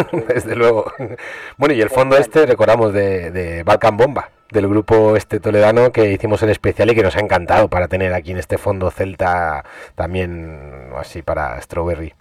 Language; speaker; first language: Spanish; native; Spanish